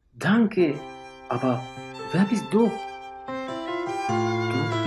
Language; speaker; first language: German; non-native, learner; Spanish